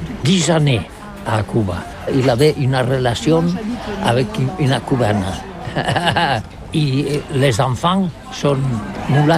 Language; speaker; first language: French; non-native, learner; Catalan